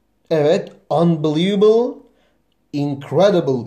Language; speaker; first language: English; non-native, fluent; Turkish